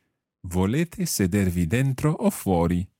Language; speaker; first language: Italian; non-native, fluent; English